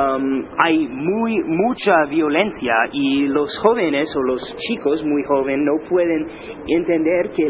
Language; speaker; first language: Spanish; non-native, learner; English